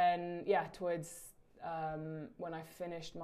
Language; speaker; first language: English; native; English